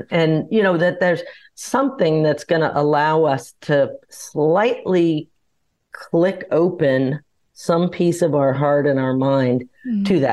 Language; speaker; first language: English; native; English